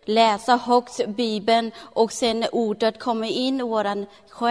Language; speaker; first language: Swedish; non-native, learner; Thai